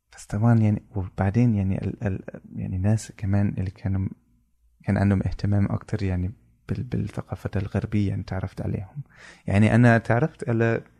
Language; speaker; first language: Arabic; non-native, fluent; German